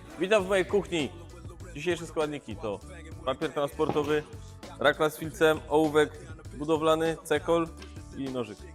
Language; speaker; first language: Polish; native; Polish